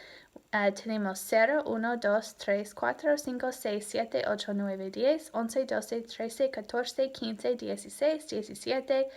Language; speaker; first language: Spanish; non-native, fluent; English